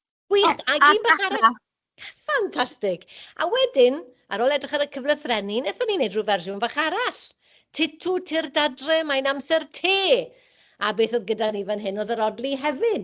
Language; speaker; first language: Welsh; native; Welsh